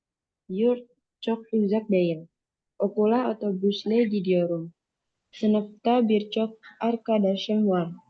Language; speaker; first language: Turkish; non-native, learner; Indonesian